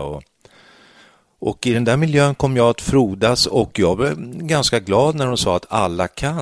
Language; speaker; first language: Swedish; native; Swedish